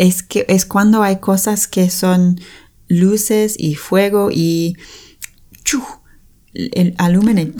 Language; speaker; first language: Spanish; non-native, fluent; English